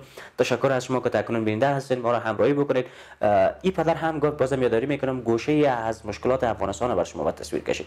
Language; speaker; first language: Persian; native; Persian